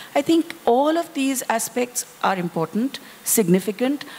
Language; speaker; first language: English; non-native, local second language; Hindi